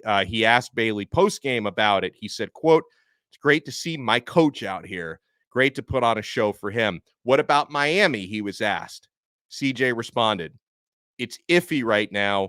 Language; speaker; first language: English; native; English